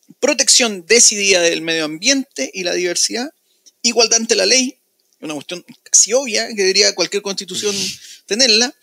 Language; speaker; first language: Spanish; native; Spanish